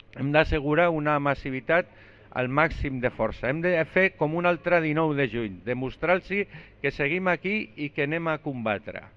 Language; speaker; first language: Catalan; non-native, local second language; Spanish